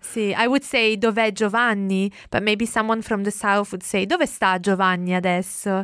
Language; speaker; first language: English; non-native, fluent; Italian